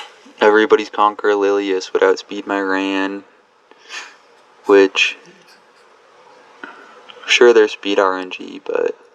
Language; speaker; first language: English; native; English